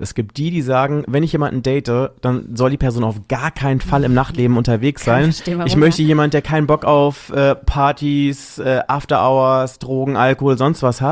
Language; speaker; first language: German; native; German